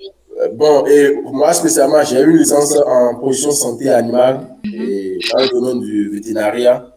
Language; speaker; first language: French; non-native, local second language; Fon